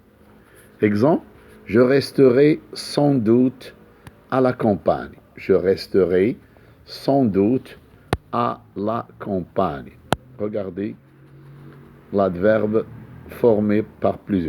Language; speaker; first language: French; non-native, local second language; Arabic